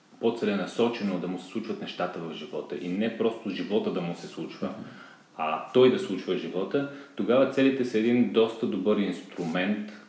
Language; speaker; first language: Bulgarian; native; Bulgarian